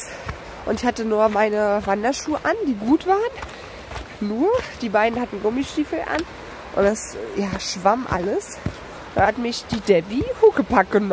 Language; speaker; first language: German; native; German